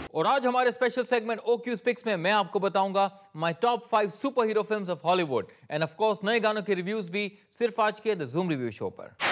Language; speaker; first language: Hindi; native; Hindi